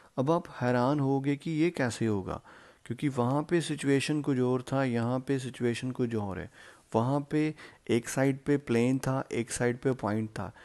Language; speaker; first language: Hindi; non-native, local second language; Punjabi